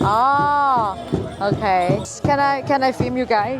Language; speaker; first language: English; non-native, learner; Thai